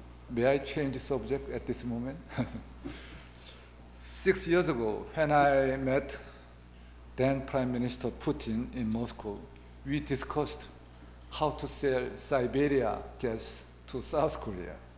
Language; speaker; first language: English; non-native, fluent; Korean